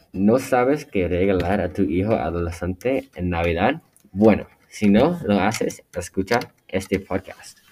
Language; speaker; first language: Spanish; non-native, learner; English